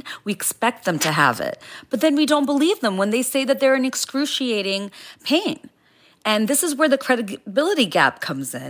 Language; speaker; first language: English; non-native, local second language; Bangla